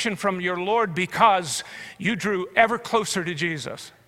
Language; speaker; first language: English; native; English